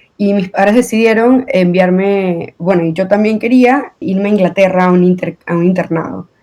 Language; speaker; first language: Spanish; native; Spanish